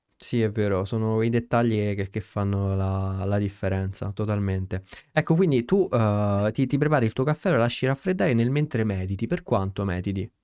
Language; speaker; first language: Italian; early bilingual, other home language; Romanian